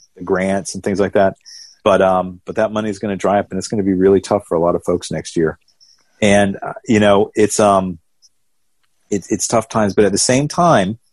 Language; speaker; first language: English; native; English